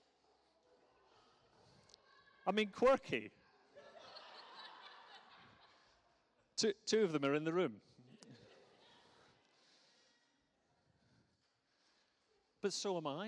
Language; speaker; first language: English; native; English